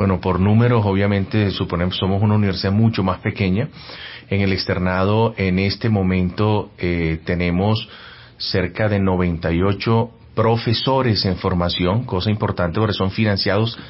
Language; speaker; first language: Spanish; native; Spanish